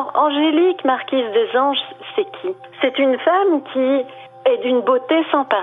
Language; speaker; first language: French; native; French